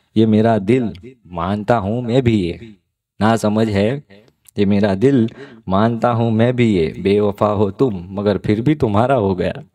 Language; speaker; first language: Hindi; non-native, local second language; Gujarati